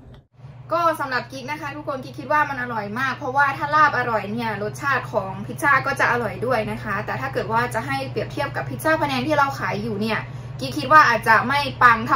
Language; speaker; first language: Thai; native; Thai